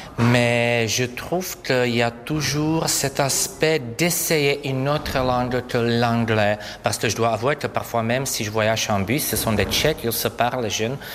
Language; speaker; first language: French; non-native, fluent; Czech